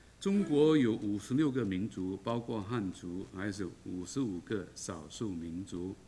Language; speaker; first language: Chinese; native; Chinese